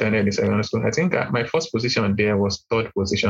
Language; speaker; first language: English; non-native, local second language; Yoruba